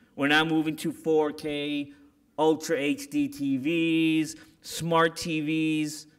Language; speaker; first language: English; native; English